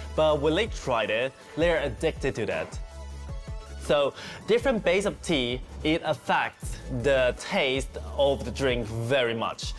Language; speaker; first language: English; non-native, fluent; Chinese